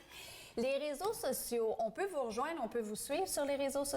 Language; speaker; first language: French; native; French